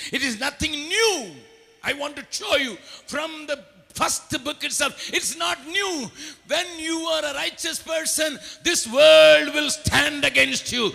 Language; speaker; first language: English; non-native, local second language; Tamil